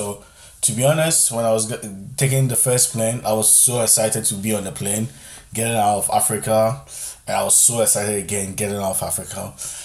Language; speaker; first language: English; non-native, local second language; Akan